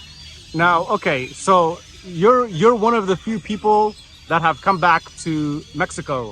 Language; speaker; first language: English; non-native, fluent; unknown